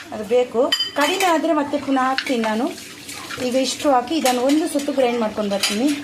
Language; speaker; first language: Kannada; non-native, local second language; Tulu